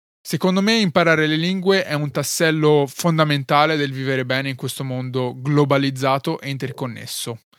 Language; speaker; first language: Italian; early bilingual, other home language; Arabic